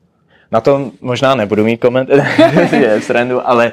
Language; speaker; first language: Czech; early bilingual, heritage; Czech